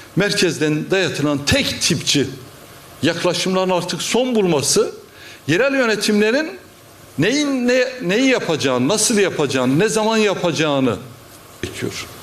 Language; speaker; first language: Turkish; non-native, local second language; Kurdish